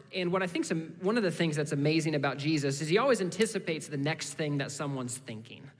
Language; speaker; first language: English; native; English